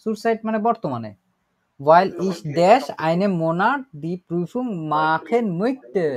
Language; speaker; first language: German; non-native, fluent; Bangla